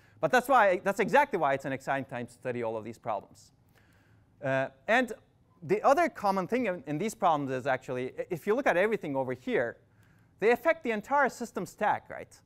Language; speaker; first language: English; non-native, fluent; Turkish